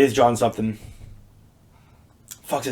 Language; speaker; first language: English; native; English